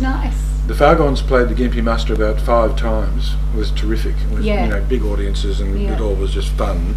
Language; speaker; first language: English; native; English